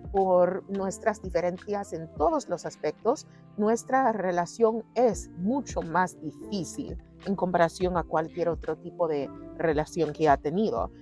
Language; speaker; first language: Spanish; non-native, fluent; English